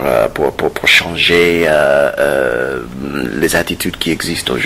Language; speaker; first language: French; non-native, fluent; English